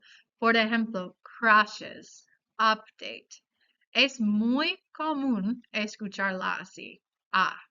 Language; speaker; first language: Spanish; non-native, fluent; English